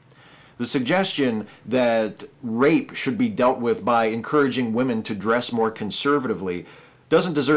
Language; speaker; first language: English; native; English